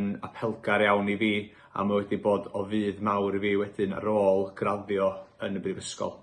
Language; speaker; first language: Welsh; native; Welsh